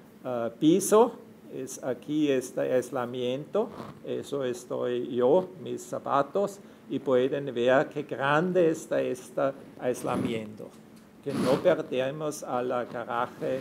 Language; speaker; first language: Spanish; non-native, fluent; German